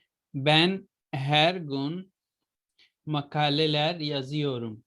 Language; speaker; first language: Turkish; non-native, learner; Urdu